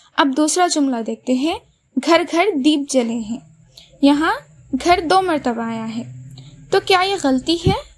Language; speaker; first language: Urdu; native; Urdu